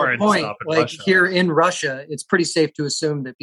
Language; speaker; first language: English; native; English